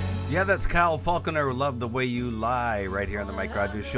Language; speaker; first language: English; native; English